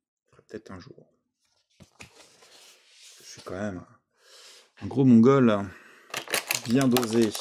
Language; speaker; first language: French; native; French